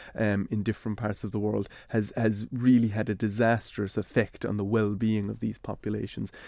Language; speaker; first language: English; native; English